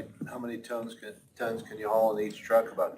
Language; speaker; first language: English; native; English